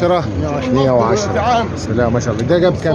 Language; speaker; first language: Arabic; native; Arabic